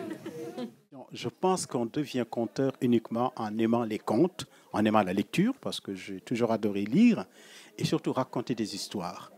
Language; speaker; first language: French; non-native, local second language; Wolof